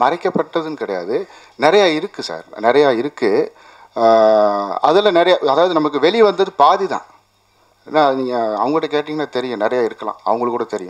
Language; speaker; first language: Tamil; native; Tamil